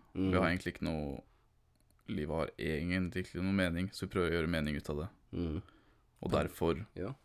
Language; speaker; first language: Norwegian; early bilingual, other home language; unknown